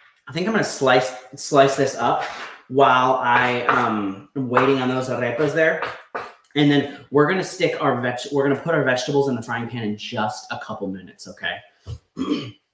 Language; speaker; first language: English; native; English